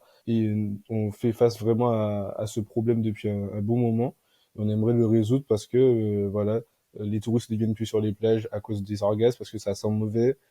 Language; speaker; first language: French; native; French